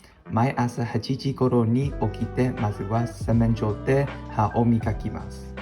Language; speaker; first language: Japanese; non-native, learner; English